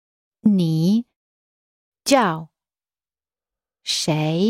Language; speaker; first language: Chinese; non-native, learner; English